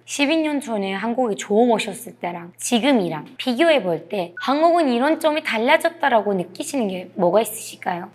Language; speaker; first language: Korean; non-native, fluent; Turkish